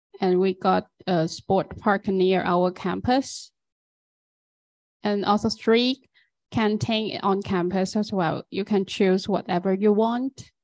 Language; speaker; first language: English; non-native, fluent; Chinese